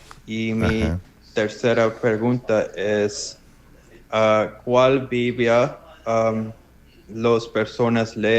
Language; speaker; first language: Spanish; non-native, learner; English